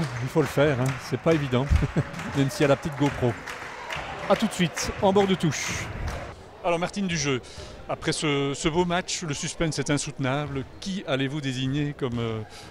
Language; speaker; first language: French; native; French